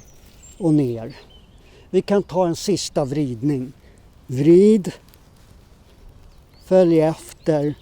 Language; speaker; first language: Swedish; native; Swedish